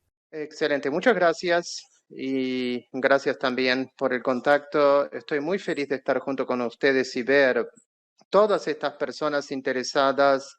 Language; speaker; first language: Spanish; non-native, fluent; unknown